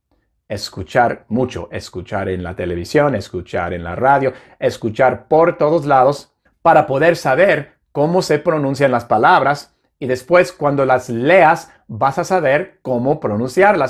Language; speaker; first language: Spanish; non-native, fluent; English